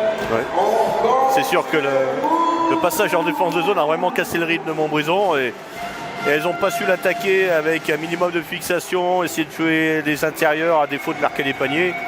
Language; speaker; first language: French; native; French